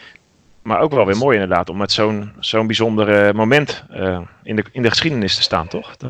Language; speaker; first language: Dutch; native; Dutch